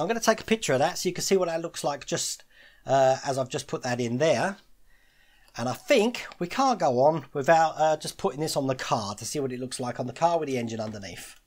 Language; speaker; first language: English; native; English